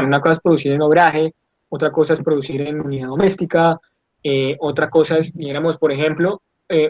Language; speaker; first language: Spanish; native; Spanish